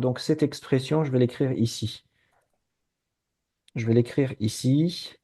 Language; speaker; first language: French; non-native, fluent; Azerbaijani